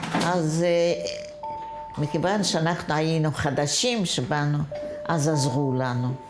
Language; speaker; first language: Hebrew; non-native, fluent; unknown